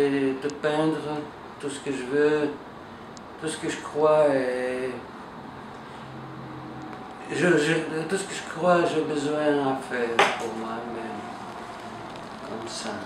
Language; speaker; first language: French; non-native, learner; Russian